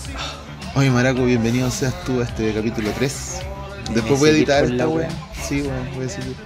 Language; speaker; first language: Spanish; native; Spanish